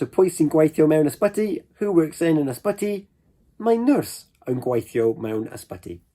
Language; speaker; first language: Welsh; non-native, learner; English